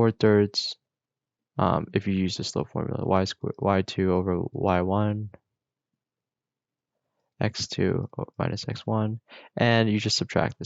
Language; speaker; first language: English; native; English